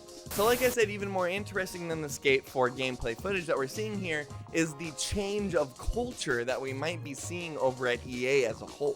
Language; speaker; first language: English; native; English